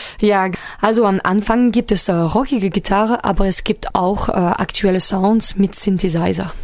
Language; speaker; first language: German; non-native, local second language; French